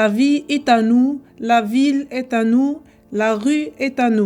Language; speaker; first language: French; non-native, local second language; Arabic